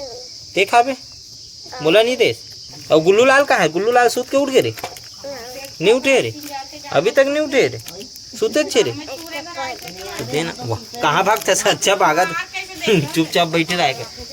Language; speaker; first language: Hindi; non-native, local second language; Chhattisgarhi